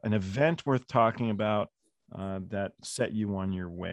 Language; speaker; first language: English; native; English